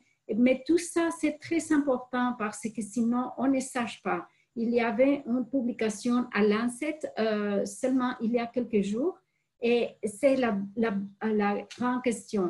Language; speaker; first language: French; non-native, fluent; Spanish